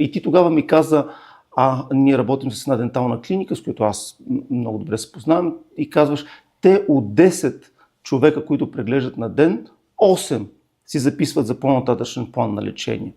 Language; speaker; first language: Bulgarian; native; Bulgarian